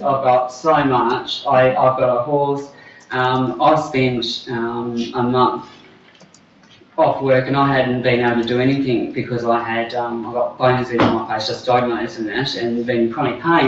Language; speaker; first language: English; native; English